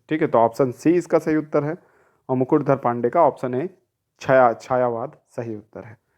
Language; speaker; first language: Hindi; native; Hindi